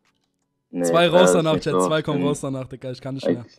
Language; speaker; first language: German; native; German